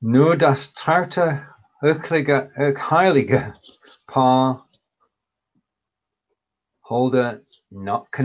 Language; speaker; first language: German; non-native, learner; English